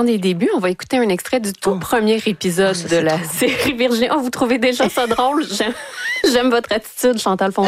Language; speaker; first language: French; native; French